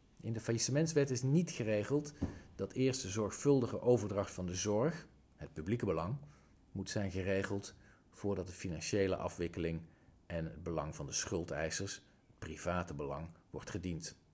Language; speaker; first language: Dutch; native; Dutch